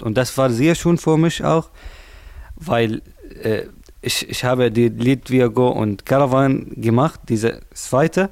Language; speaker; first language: German; non-native, learner; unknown